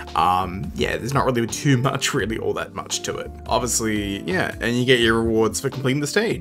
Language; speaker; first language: English; native; English